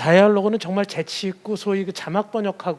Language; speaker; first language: Korean; native; Korean